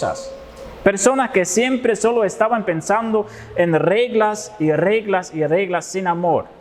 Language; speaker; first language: Spanish; non-native, fluent; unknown